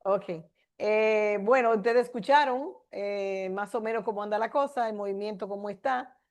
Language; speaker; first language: Spanish; native; Spanish